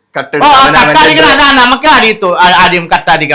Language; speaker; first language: Malayalam; non-native, local second language; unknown